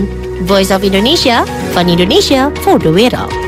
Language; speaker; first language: Dutch; non-native, fluent; Indonesian